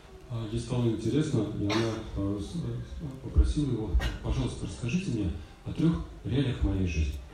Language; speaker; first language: Russian; native; Russian